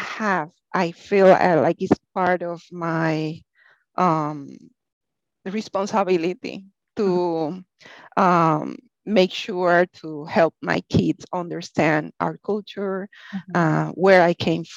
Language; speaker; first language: English; non-native, fluent; Spanish